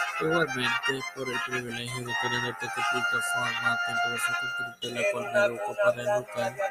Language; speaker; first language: Spanish; native; Spanish